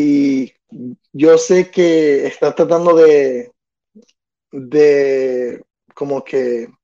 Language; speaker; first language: Spanish; early bilingual, other home language; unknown